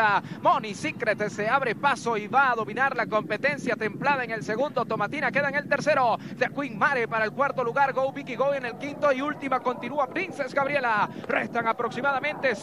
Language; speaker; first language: Spanish; native; Spanish